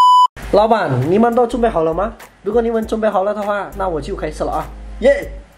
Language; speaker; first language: Chinese; non-native, learner; Indonesian